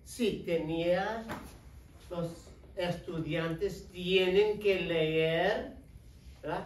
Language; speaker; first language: Spanish; non-native, fluent; English